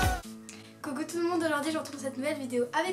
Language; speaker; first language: French; native; French